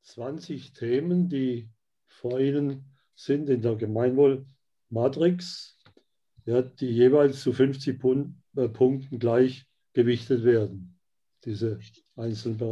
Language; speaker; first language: German; native; German